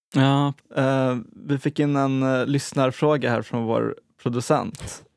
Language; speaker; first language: Swedish; native; Swedish